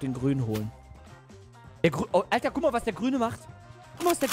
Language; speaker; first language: German; native; German